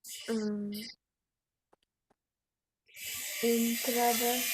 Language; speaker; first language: Spanish; non-native, learner; Bangla